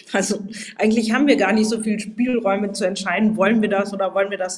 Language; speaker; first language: German; native; German